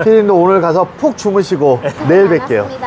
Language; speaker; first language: Korean; native; Korean